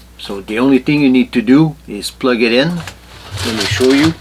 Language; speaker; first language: English; non-native, fluent; French